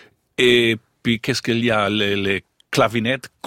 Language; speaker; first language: French; non-native, fluent; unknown